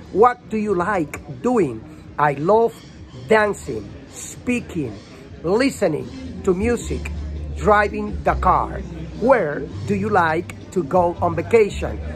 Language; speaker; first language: English; non-native, fluent; Spanish